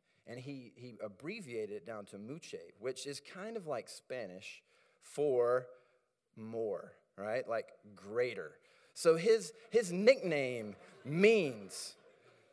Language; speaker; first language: English; native; English